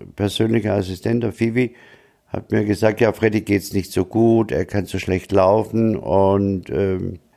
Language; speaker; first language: German; native; German